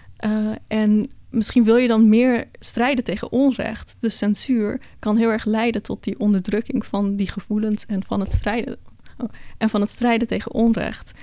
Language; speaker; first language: Dutch; early bilingual, other home language; Persian